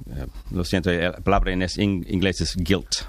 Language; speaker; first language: Spanish; non-native, learner; English